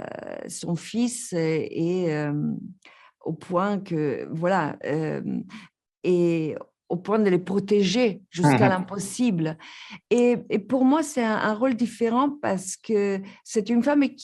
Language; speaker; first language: French; non-native, fluent; Italian